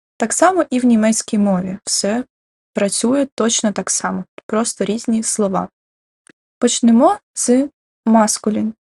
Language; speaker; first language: Ukrainian; native; Ukrainian